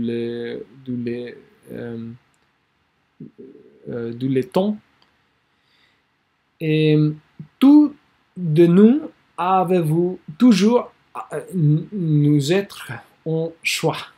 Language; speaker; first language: French; non-native, learner; English